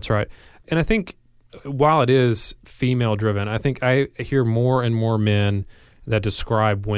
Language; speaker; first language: English; native; English